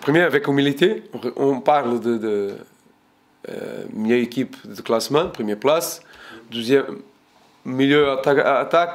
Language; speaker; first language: French; non-native, fluent; Portuguese